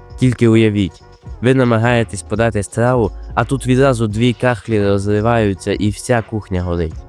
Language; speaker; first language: Ukrainian; native; Ukrainian